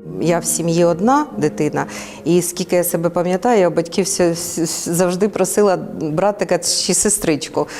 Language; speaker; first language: Ukrainian; native; Ukrainian